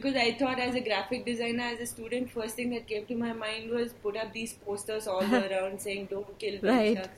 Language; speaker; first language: English; non-native, local second language; Tulu